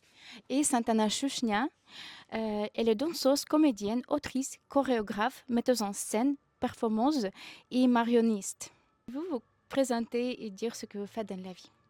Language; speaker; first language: French; non-native, fluent; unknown